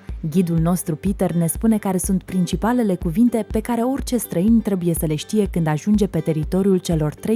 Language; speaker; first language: Romanian; native; Romanian